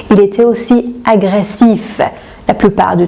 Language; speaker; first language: French; non-native, fluent; Persian